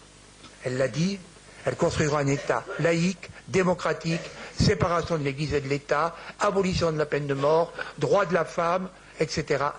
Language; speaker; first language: French; native; French